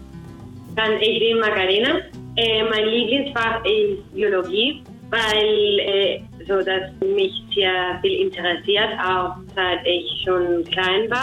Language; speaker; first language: German; non-native, fluent; Spanish